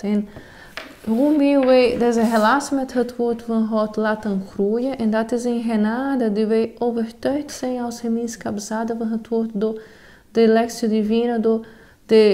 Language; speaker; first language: Dutch; non-native, fluent; Portuguese